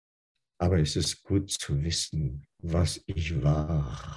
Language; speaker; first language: German; non-native, fluent; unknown